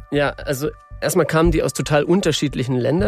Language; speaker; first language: German; native; German